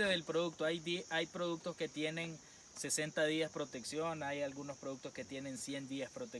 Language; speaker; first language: Spanish; native; Spanish